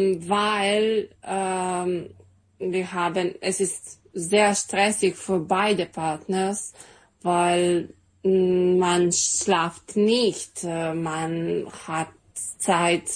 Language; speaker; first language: German; non-native, learner; Serbian